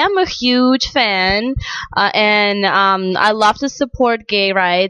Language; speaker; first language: English; non-native, fluent; Russian